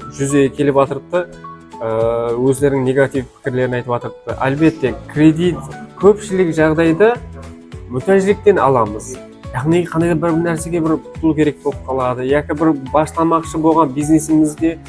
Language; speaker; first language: Uzbek; non-native, local second language; Kara-Kalpak